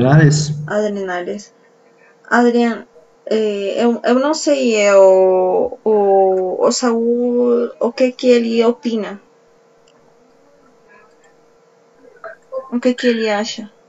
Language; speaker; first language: Portuguese; non-native, fluent; Spanish